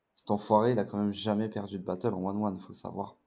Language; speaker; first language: French; native; French